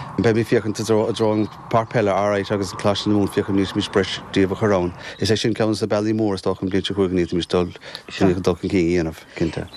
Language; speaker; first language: Irish; native; Irish